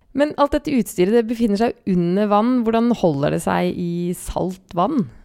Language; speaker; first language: Norwegian; native; Norwegian